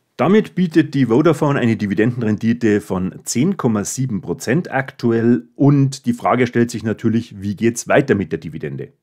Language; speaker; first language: German; native; German